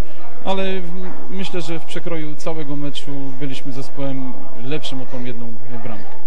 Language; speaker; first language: Polish; native; Polish